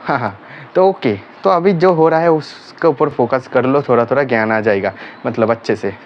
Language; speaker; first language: Hindi; non-native, local second language; Bangla